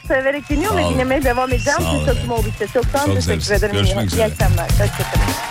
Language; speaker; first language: Turkish; native; Turkish